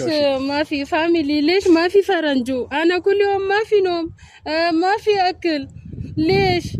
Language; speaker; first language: Arabic; non-native, learner; Amharic